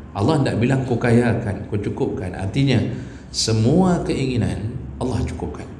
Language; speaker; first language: Malay; non-native, local second language; Achinese